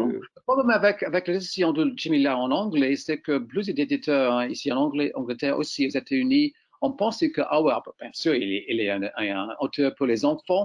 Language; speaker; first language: French; non-native, fluent; English